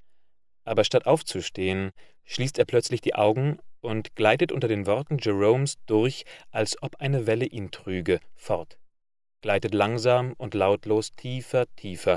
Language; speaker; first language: German; native; German